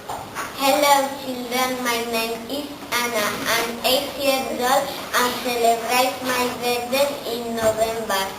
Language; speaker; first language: English; non-native, learner; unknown